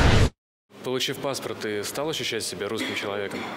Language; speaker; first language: Russian; native; Russian